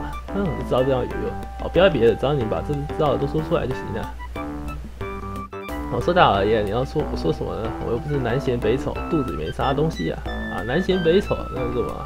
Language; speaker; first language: Chinese; native; Chinese